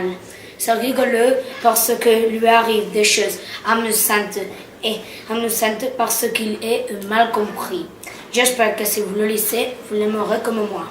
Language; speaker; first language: French; non-native, learner; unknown